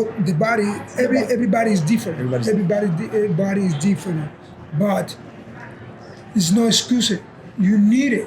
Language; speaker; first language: English; non-native, learner; Spanish